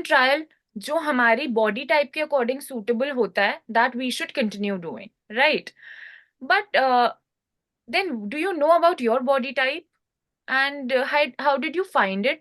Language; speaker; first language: Hindi; native; Hindi